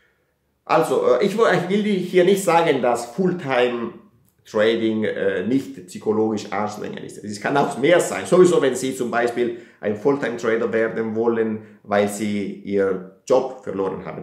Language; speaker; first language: German; non-native, fluent; Italian